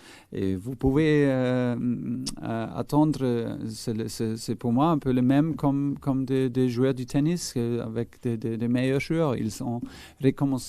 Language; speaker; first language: French; non-native, fluent; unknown